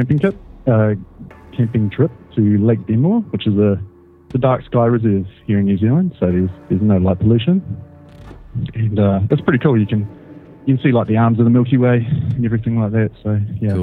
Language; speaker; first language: English; native; English